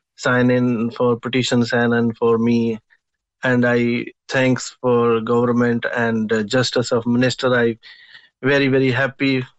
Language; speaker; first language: English; non-native, local second language; Punjabi